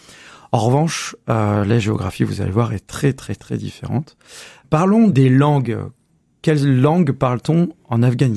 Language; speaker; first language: French; native; French